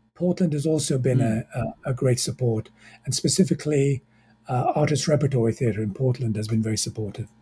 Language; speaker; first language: English; native; English